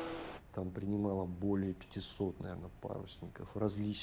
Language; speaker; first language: Russian; native; Russian